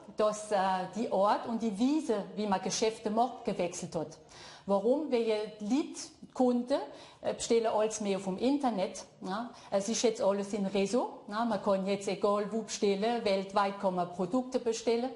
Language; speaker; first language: German; non-native, local second language; French